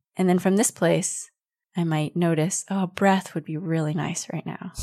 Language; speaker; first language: English; native; English